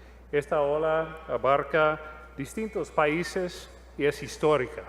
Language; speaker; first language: Spanish; non-native, fluent; English